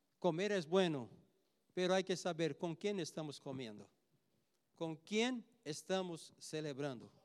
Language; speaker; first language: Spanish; non-native, learner; Portuguese